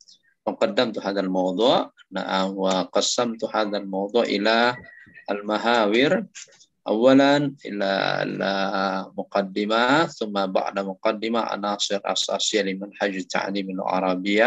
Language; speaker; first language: Arabic; non-native, fluent; Indonesian